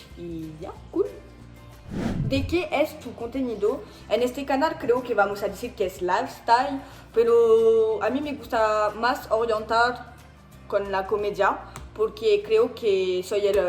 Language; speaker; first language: Spanish; non-native, learner; French